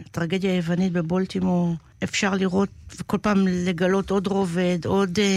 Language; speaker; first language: Hebrew; native; Hebrew